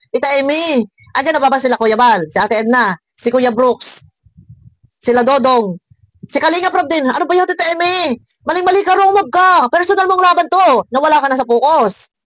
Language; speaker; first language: Filipino; native; Filipino